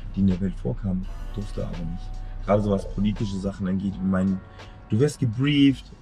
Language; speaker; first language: German; native; German